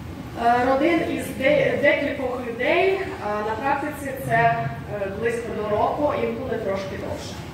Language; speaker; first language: Ukrainian; native; Ukrainian